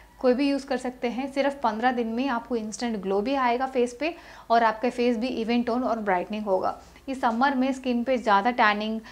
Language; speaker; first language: Hindi; non-native, local second language; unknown